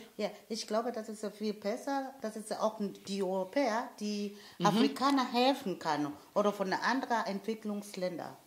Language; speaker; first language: German; non-native, fluent; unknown